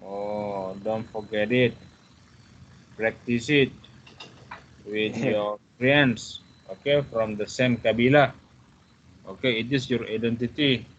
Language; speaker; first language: English; non-native, fluent; Malay